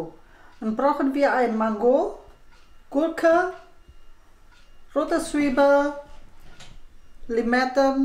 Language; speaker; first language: German; non-native, learner; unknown